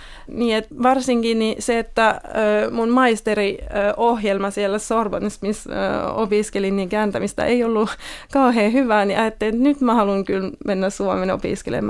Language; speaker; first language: Finnish; non-native, fluent; French